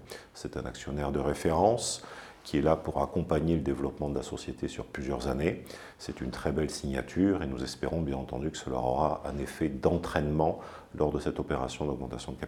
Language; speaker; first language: French; native; French